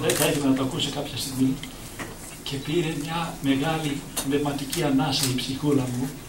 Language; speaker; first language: Greek; early bilingual, heritage; Greek